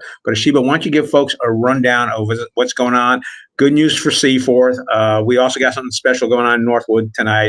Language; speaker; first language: English; native; English